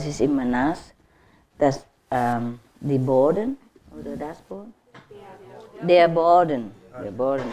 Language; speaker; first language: German; non-native, learner; Vietnamese